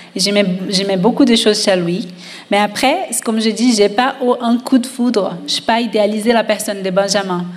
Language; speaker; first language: French; non-native, fluent; Portuguese